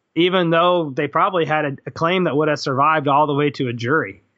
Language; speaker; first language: English; native; English